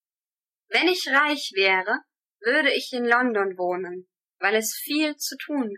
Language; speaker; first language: German; non-native, learner; English